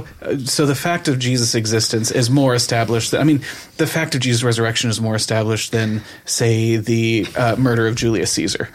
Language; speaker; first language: English; native; English